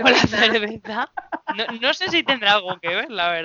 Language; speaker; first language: Spanish; native; Spanish